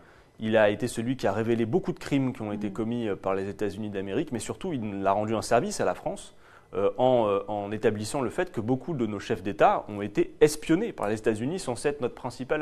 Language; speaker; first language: French; native; French